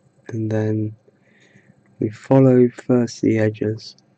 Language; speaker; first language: English; native; English